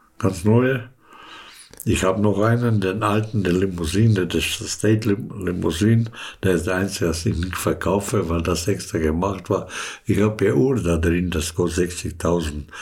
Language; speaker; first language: German; early bilingual, other home language; Slovenian